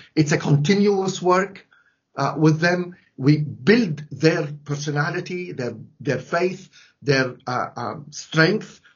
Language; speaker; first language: English; non-native, fluent; Arabic